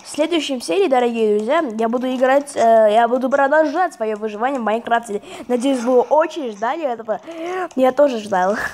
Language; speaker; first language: Russian; non-native, fluent; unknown